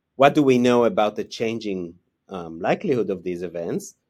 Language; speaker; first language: English; non-native, fluent; Hebrew